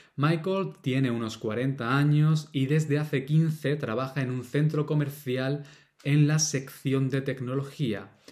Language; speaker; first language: Spanish; native; Spanish